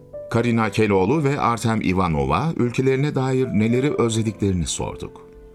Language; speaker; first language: Turkish; native; Turkish